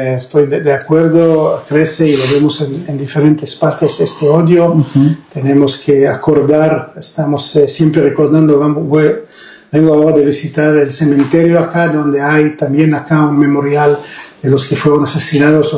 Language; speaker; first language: Spanish; non-native, fluent; Hebrew